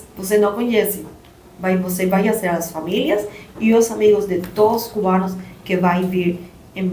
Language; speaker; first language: Portuguese; non-native, learner; Spanish